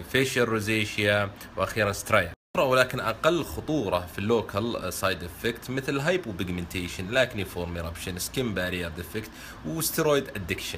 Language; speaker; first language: Arabic; native; Arabic